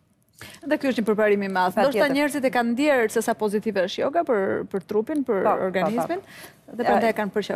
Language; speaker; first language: Albanian; native; Albanian